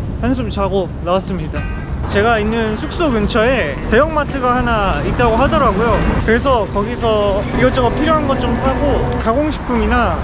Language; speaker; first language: Korean; native; Korean